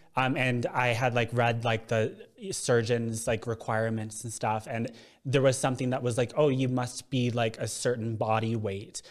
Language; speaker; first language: English; native; English